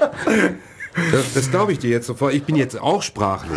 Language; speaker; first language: German; native; German